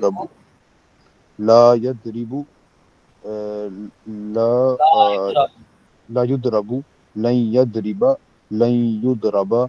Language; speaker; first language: Arabic; non-native, learner; Urdu